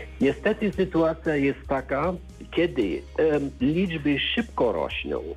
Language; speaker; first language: Polish; non-native, learner; German